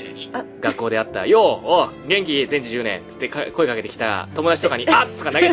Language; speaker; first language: Japanese; native; Japanese